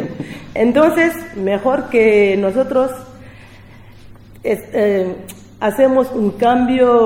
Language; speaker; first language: Spanish; non-native, learner; French